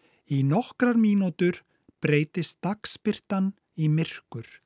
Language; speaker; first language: Icelandic; native; Icelandic